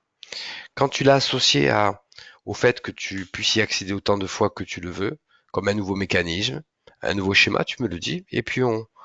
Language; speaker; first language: French; native; French